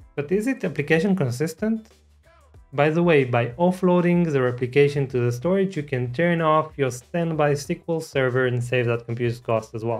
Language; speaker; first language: English; non-native, fluent; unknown